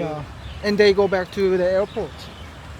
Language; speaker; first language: English; non-native, learner; Korean